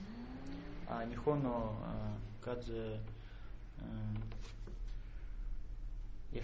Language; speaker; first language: Japanese; non-native, learner; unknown